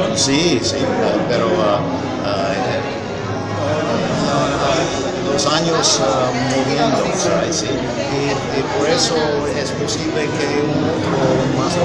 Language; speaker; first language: Spanish; non-native, learner; English